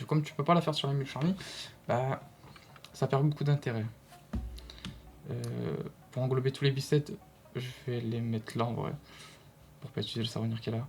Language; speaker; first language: French; native; French